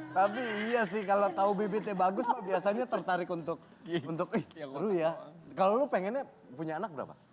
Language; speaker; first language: Indonesian; native; Indonesian